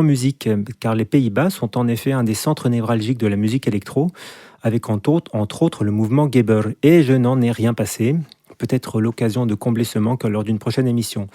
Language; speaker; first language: French; native; French